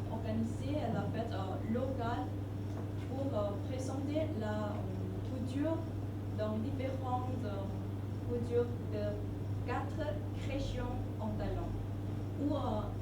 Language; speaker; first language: French; non-native, fluent; Thai